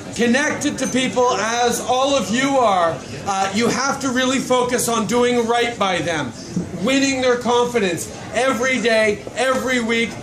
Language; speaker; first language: English; early bilingual, other home language; French